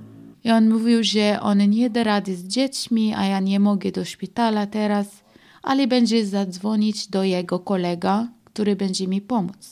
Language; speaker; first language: Polish; non-native, learner; Arabic